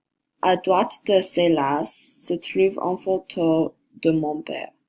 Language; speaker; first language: French; non-native, learner; English